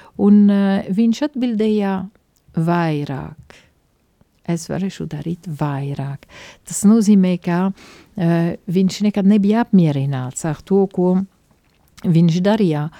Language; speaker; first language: Latvian; non-native, fluent; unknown